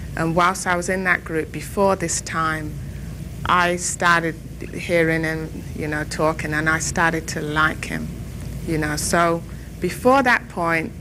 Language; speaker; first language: English; native; English